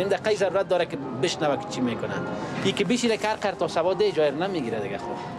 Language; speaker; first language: Persian; native; Persian